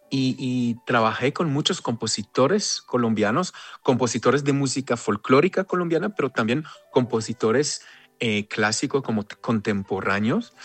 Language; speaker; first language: Spanish; non-native, fluent; Hebrew